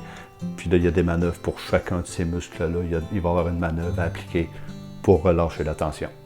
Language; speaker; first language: French; native; French